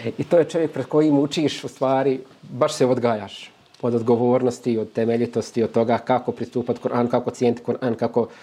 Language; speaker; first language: Bosnian; native; Bosnian